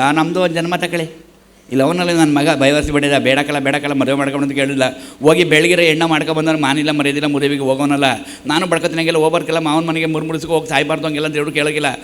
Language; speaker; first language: Kannada; native; Kannada